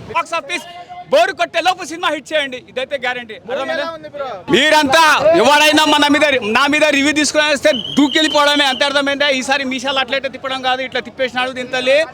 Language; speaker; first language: Telugu; native; Telugu